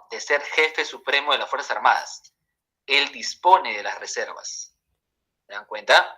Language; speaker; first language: Spanish; native; Spanish